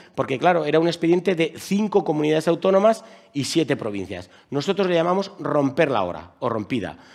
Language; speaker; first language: Spanish; native; Spanish